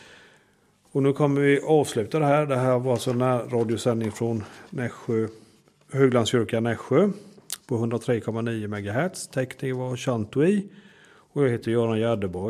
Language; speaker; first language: Swedish; native; Swedish